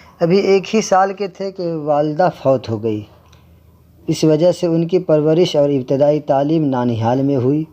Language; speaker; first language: Urdu; native; Urdu